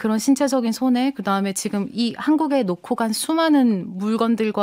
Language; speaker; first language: Korean; native; Korean